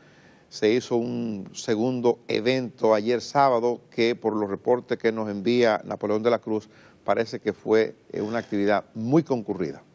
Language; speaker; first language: Spanish; native; Spanish